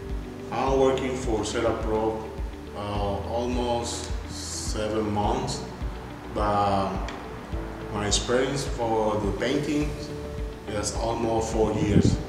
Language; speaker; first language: English; non-native, learner; Spanish